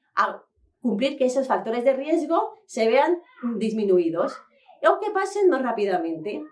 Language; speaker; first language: Spanish; native; Spanish